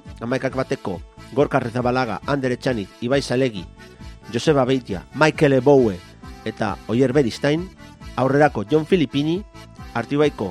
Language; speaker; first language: Basque; native; Basque